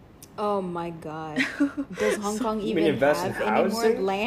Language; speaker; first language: English; non-native, fluent; Indonesian